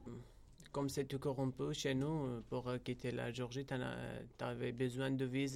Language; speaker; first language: French; non-native, fluent; Georgian